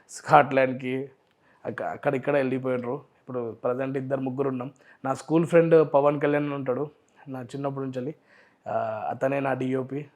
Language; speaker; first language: Telugu; non-native, local second language; Urdu